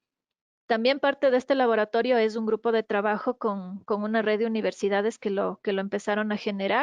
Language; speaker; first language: Spanish; native; Spanish